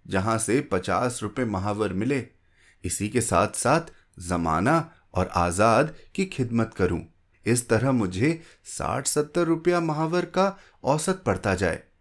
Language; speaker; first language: Hindi; native; Hindi